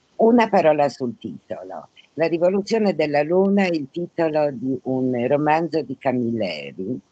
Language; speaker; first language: Italian; non-native, fluent; Polish